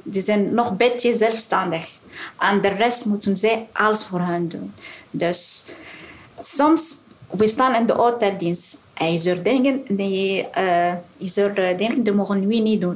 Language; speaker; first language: Dutch; non-native, learner; Arabic